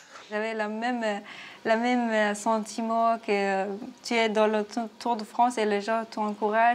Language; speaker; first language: French; non-native, learner; Persian